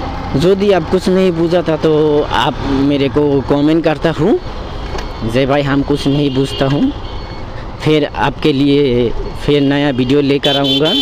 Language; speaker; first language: Hindi; non-native, learner; Bangla